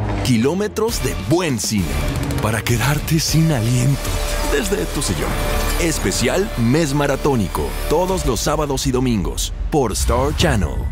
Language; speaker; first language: Spanish; native; Spanish